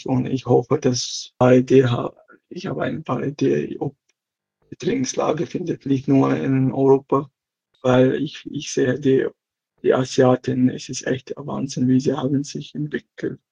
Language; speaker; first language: German; non-native, learner; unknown